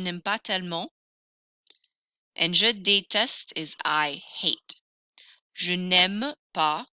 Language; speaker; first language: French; non-native, fluent; English